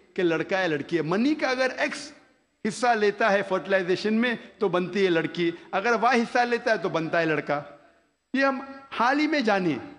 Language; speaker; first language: Hindi; non-native, local second language; Konkani